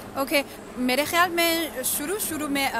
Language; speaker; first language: Hindi; non-native, fluent; Chinese